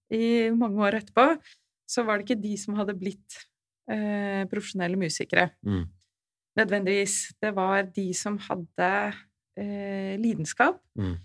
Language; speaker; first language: Norwegian; native; Norwegian